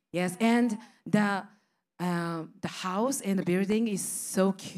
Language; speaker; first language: English; non-native, learner; Japanese